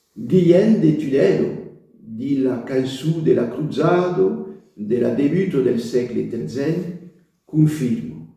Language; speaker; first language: Occitan; non-native, local second language; French